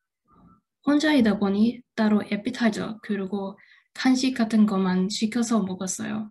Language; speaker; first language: Korean; non-native, fluent; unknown